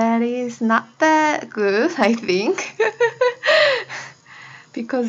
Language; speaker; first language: English; non-native, learner; Korean